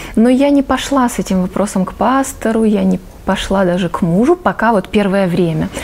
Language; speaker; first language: Russian; native; Russian